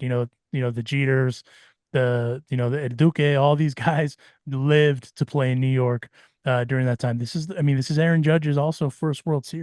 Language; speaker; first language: English; native; English